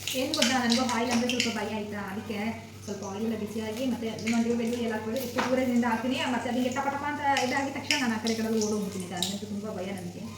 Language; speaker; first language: Kannada; native; Kannada